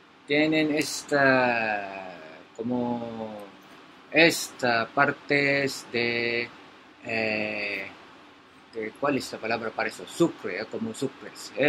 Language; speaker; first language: Spanish; non-native, learner; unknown